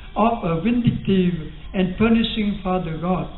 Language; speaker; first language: English; non-native, fluent; Vietnamese